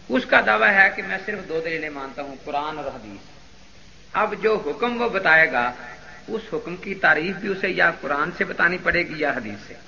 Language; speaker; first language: Urdu; non-native, local second language; Punjabi